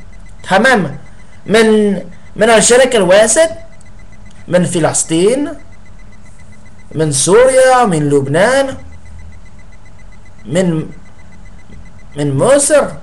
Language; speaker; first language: Arabic; non-native, learner; English